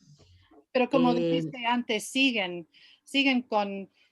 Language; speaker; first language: Spanish; non-native, fluent; English